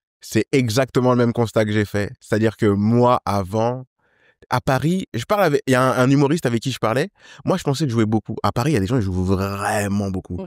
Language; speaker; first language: French; native; French